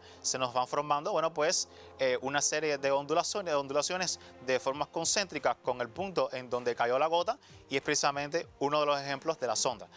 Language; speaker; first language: Spanish; native; Spanish